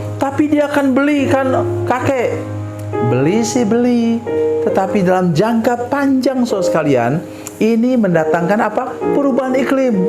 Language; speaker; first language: Indonesian; non-native, local second language; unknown